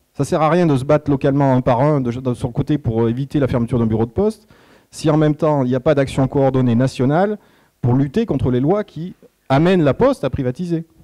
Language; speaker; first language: French; native; French